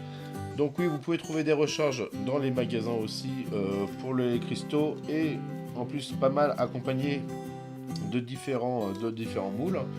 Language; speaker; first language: French; native; French